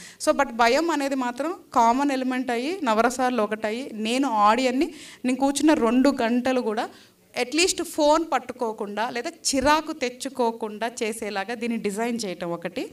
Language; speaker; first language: Telugu; native; Telugu